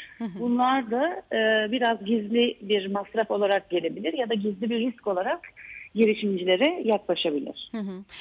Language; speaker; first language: Turkish; native; Turkish